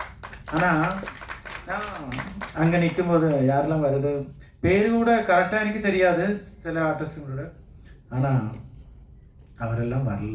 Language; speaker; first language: Tamil; non-native, learner; Malayalam